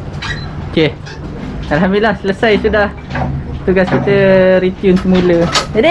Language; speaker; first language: Malay; native; Malay